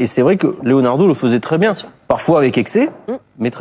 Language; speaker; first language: French; native; French